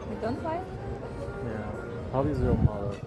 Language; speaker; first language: English; non-native, learner; Turkish